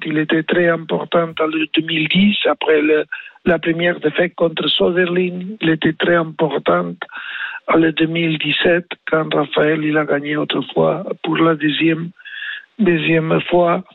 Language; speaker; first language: French; non-native, learner; Spanish